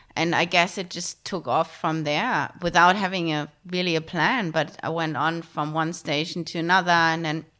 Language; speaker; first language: English; non-native, fluent; German